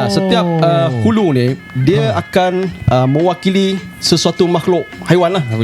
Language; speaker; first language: Malay; native; Malay